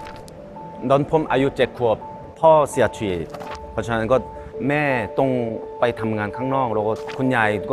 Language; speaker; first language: Thai; non-native, fluent; Korean